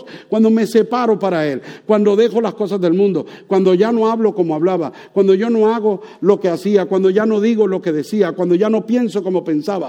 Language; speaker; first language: Spanish; native; Spanish